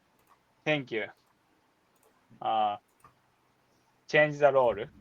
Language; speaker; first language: English; non-native, learner; Japanese